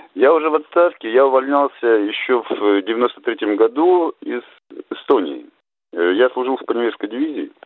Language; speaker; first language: Russian; native; Russian